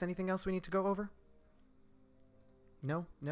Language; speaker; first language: English; native; English